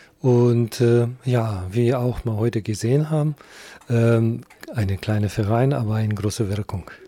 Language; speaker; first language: German; non-native, fluent; Romany